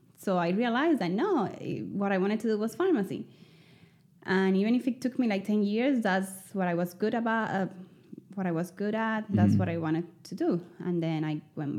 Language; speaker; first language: English; non-native, fluent; Spanish